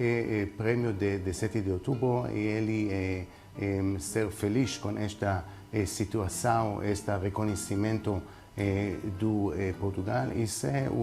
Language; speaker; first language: Portuguese; non-native, learner; Hebrew